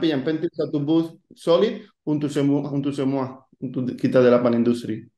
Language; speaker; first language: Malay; non-native, fluent; Spanish